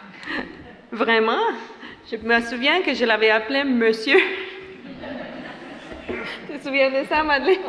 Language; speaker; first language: French; non-native, fluent; Spanish